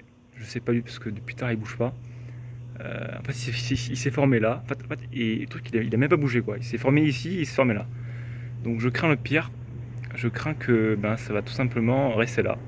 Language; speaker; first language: French; native; French